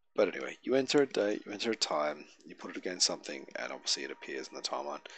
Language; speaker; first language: English; native; English